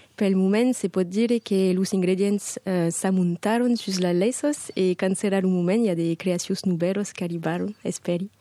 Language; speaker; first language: Occitan; non-native, local second language; French